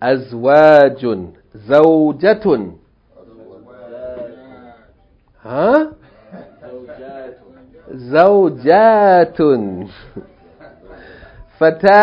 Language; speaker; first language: Arabic; non-native, fluent; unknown